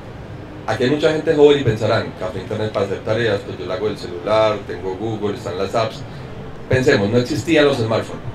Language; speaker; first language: Spanish; native; Spanish